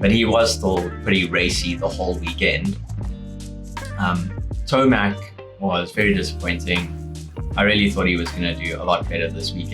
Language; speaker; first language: English; native; English